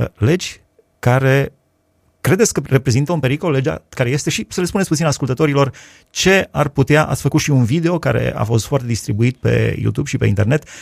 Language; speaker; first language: Romanian; native; Romanian